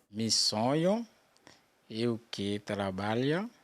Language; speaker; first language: Portuguese; non-native, learner; Haitian Creole